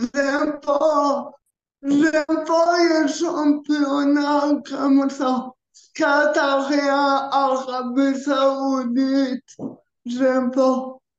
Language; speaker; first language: French; early bilingual, other home language; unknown